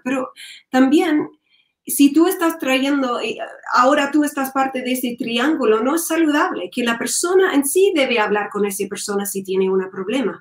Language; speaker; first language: Spanish; non-native, learner; English